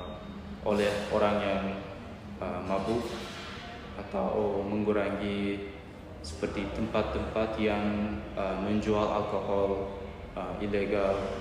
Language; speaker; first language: Indonesian; non-native, learner; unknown